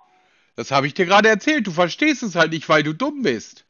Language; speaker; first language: German; native; German